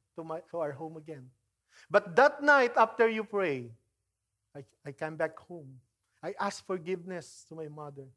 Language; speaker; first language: English; non-native, local second language; Filipino